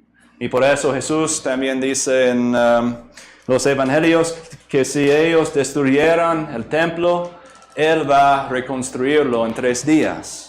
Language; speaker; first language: Spanish; non-native, fluent; English